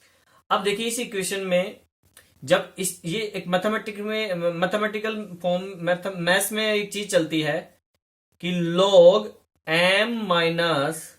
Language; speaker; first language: Hindi; native; Hindi